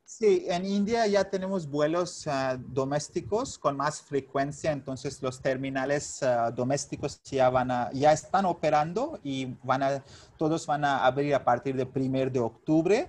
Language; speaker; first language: Spanish; non-native, fluent; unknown